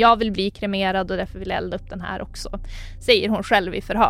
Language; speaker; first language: Swedish; native; Swedish